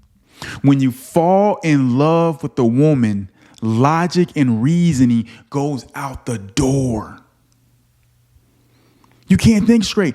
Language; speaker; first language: English; native; English